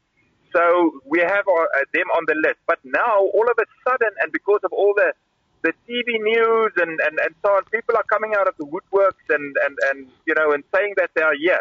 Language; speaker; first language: English; non-native, local second language; Afrikaans